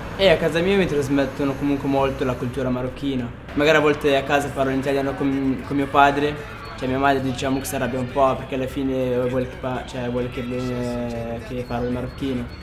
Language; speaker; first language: Italian; early bilingual, other home language; Arabic